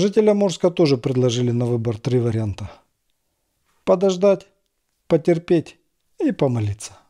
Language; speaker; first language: Russian; native; Russian